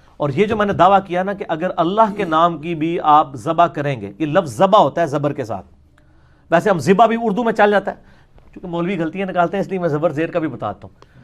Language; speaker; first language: Urdu; non-native, local second language; Punjabi